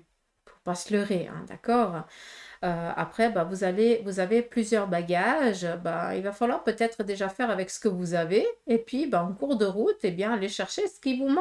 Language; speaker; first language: French; native; French